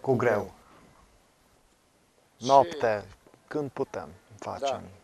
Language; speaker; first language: Romanian; non-native, local second language; Hungarian